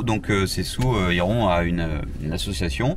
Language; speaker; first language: French; native; French